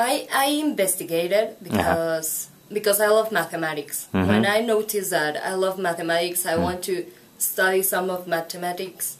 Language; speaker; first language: English; non-native, fluent; Spanish